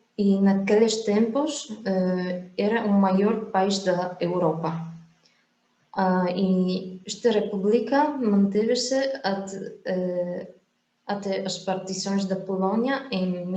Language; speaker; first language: Portuguese; non-native, fluent; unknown